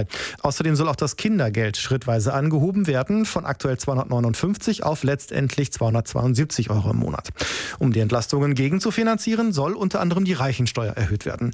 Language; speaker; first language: German; native; German